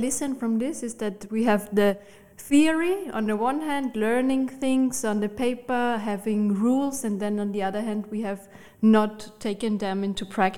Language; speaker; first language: English; non-native, fluent; German